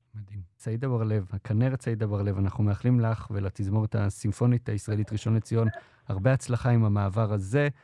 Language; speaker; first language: Hebrew; native; Hebrew